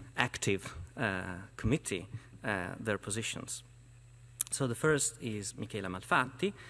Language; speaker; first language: English; non-native, fluent; Italian